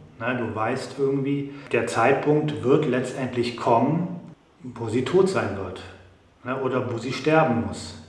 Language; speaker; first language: German; native; German